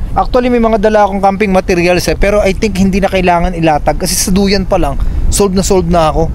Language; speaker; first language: Filipino; native; Filipino